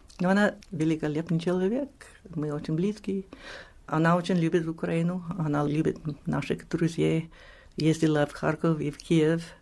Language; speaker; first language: Russian; non-native, fluent; English